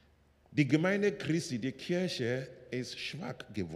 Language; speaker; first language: German; non-native, learner; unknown